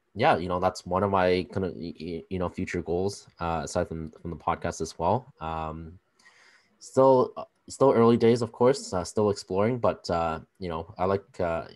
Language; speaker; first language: English; native; English